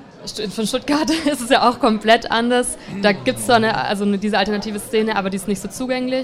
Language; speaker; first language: German; native; German